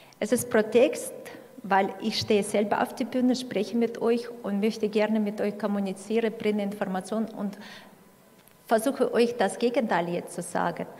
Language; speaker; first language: German; non-native, fluent; Russian